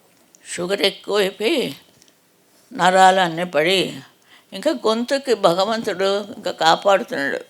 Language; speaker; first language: Telugu; native; Telugu